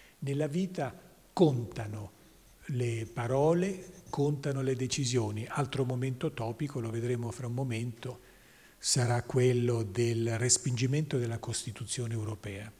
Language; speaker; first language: Italian; native; Italian